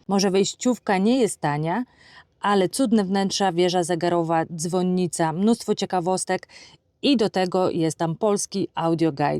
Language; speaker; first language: Polish; native; Polish